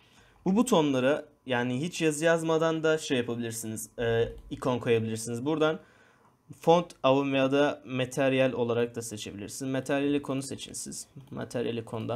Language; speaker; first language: Turkish; native; Turkish